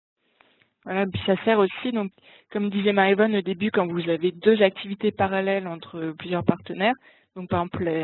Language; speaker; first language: French; native; French